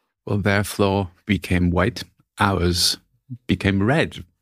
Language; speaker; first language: English; non-native, fluent; German